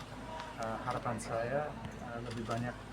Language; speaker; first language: Indonesian; non-native, fluent; English